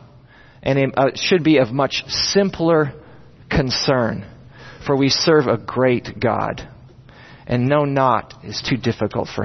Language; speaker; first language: English; native; English